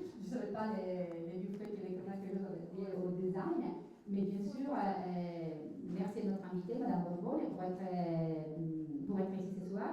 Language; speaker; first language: French; non-native, fluent; Italian